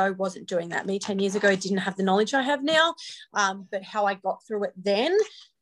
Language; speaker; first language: English; native; English